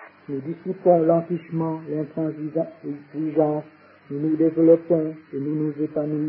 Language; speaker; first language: French; non-native, fluent; Vietnamese